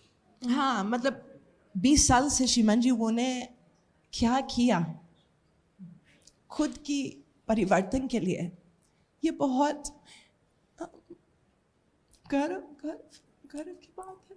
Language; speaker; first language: Hindi; non-native, learner; English